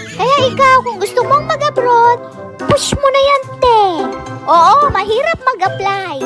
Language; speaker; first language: Filipino; non-native, local second language; Iloko